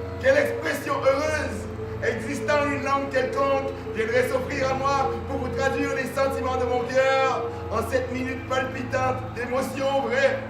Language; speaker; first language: French; early bilingual, other home language; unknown